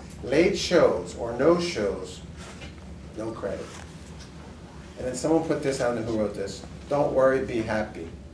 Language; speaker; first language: English; native; English